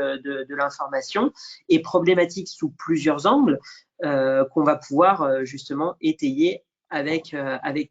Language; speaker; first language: French; native; French